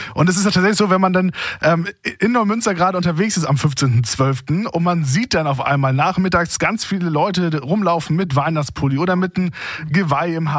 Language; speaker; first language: German; native; German